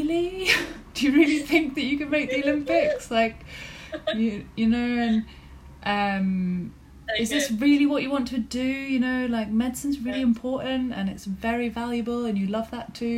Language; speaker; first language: English; native; English